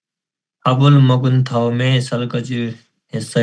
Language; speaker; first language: Korean; non-native, learner; Nepali